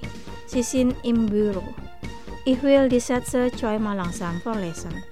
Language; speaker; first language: German; non-native, learner; Indonesian